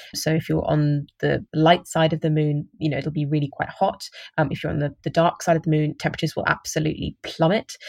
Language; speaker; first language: English; native; English